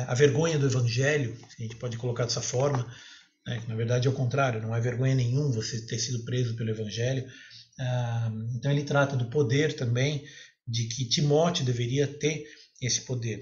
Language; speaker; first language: Portuguese; native; Portuguese